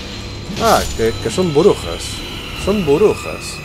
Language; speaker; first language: Spanish; native; Spanish